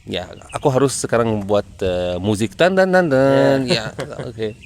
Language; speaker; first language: Indonesian; non-native, learner; Arabic